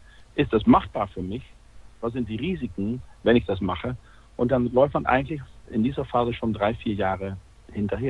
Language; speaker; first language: German; native; German